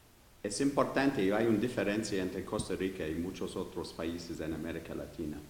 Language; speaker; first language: Spanish; non-native, learner; English